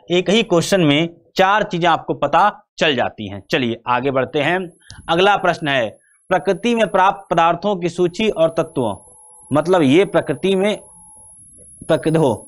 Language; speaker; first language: Hindi; native; Hindi